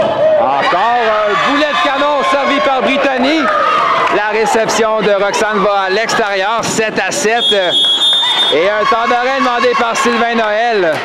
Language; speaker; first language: French; native; French